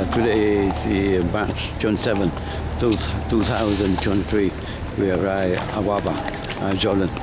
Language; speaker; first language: English; non-native, learner; Vietnamese